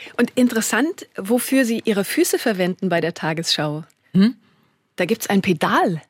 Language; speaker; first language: German; native; German